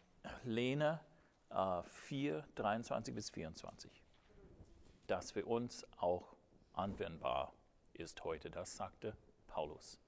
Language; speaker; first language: German; non-native, fluent; English